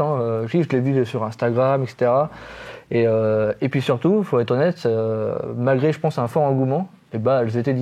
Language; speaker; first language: French; native; French